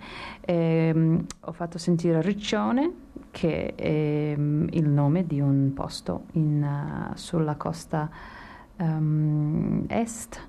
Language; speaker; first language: Italian; non-native, fluent; English